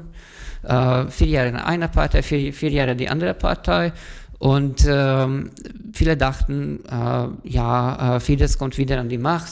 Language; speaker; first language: German; non-native, fluent; Hungarian